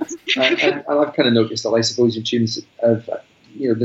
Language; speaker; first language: English; native; English